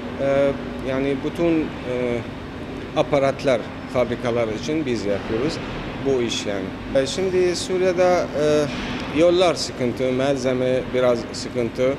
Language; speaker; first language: Turkish; non-native, learner; Arabic